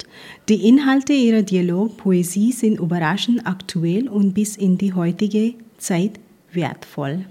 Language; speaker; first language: German; non-native, fluent; Punjabi